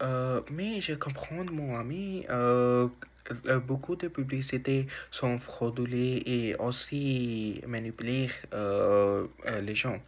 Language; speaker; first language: French; non-native, learner; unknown